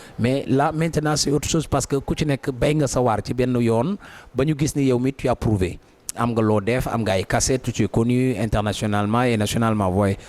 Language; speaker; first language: Wolof; native; Wolof